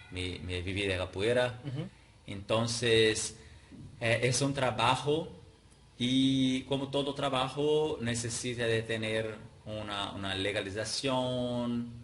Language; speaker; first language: Spanish; non-native, fluent; Portuguese